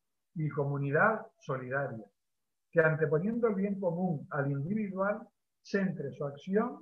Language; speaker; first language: Spanish; native; Spanish